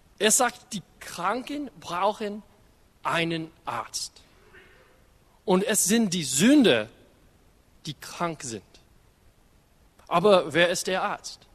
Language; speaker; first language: German; non-native, learner; English